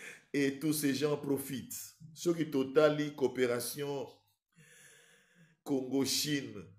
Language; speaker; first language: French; non-native, local second language; Lingala